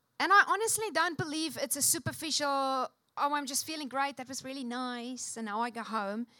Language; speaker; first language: English; non-native, local second language; Afrikaans